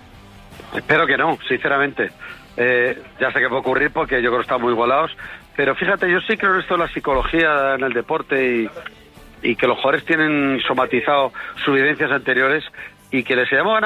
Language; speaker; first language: Spanish; native; Spanish